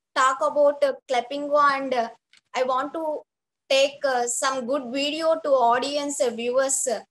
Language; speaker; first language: English; non-native, local second language; Telugu